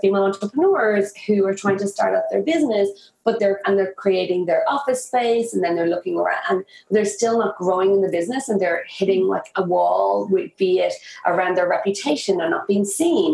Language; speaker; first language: English; native; English